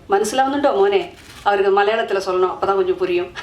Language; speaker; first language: Tamil; native; Tamil